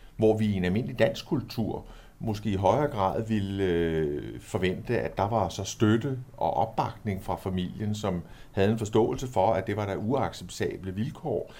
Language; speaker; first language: Danish; native; Danish